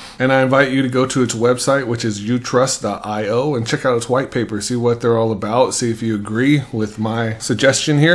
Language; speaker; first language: English; native; English